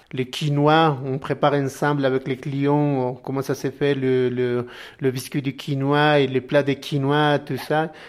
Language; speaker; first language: French; non-native, learner; Spanish